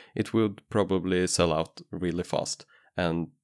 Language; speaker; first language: English; non-native, fluent; Norwegian